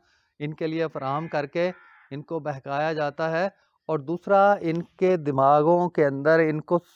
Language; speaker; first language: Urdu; non-native, local second language; Punjabi